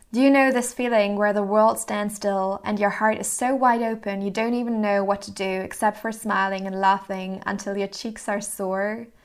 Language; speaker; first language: English; non-native, fluent; German